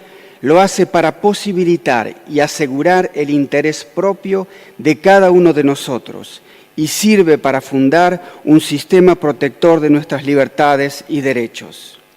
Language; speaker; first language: Spanish; native; Spanish